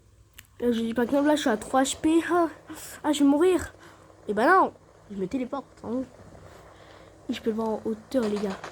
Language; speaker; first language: French; native; French